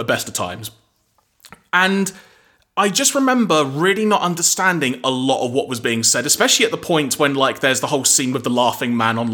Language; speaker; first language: English; native; English